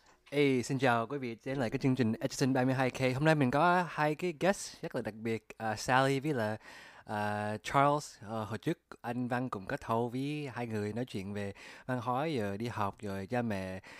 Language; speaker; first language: Vietnamese; early bilingual, heritage; Vietnamese